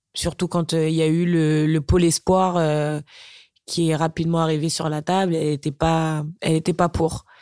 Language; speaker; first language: French; native; French